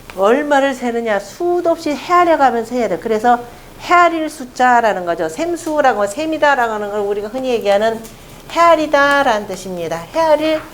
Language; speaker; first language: Korean; native; Korean